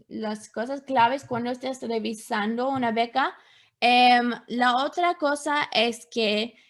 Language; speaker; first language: Spanish; non-native, fluent; English